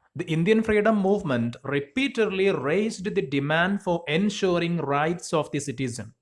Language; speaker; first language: English; non-native, local second language; Malayalam